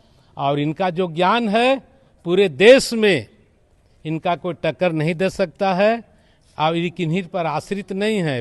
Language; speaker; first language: Hindi; native; Hindi